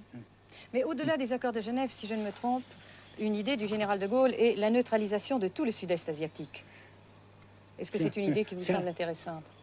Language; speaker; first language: French; native; French